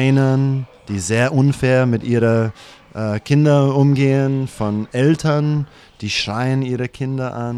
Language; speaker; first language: German; non-native, fluent; English